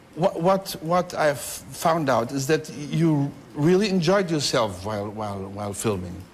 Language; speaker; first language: English; non-native, fluent; Portuguese